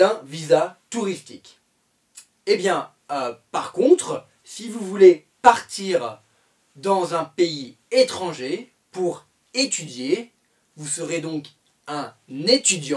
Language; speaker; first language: French; native; French